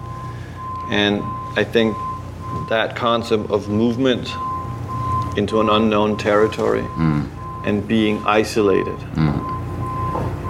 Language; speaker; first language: English; early bilingual, other home language; Danish